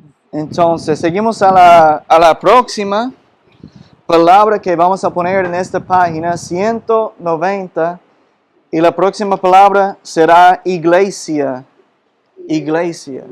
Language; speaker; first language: Spanish; non-native, fluent; English